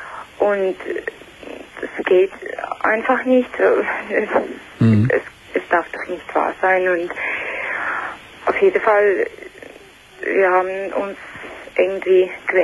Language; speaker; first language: German; non-native, learner; Russian